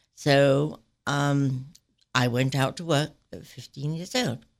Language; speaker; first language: English; native; English